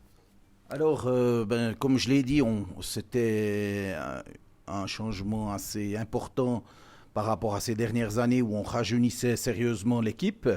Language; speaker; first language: French; native; French